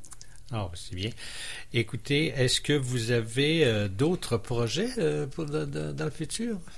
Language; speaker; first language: French; native; French